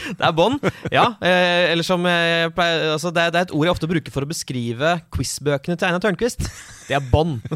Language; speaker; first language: Norwegian; native; Norwegian